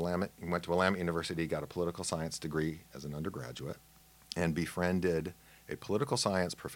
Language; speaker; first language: English; native; English